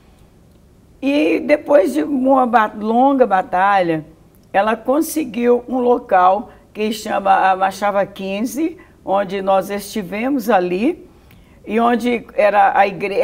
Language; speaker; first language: Portuguese; native; Portuguese